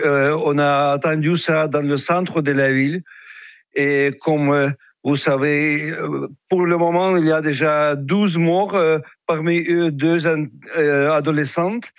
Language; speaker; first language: French; non-native, fluent; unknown